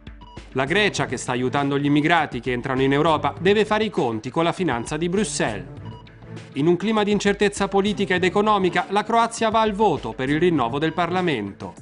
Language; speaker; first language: Italian; native; Italian